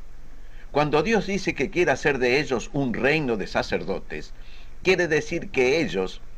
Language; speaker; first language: Spanish; native; Spanish